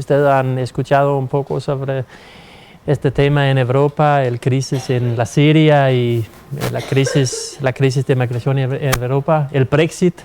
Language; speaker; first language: Spanish; non-native, fluent; Danish